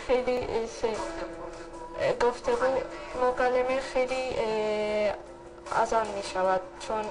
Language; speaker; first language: Persian; non-native, learner; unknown